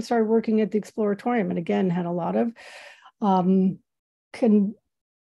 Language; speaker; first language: English; native; English